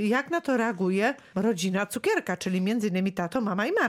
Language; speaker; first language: Polish; native; Polish